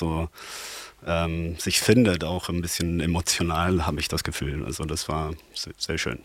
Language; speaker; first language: German; non-native, fluent; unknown